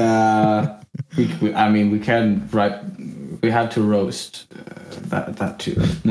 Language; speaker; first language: English; non-native, fluent; Swedish